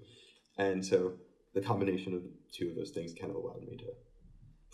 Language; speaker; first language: English; native; English